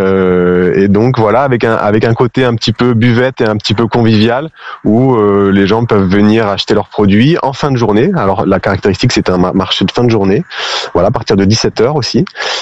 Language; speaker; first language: French; native; French